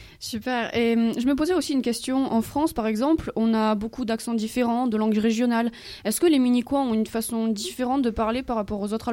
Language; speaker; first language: French; native; French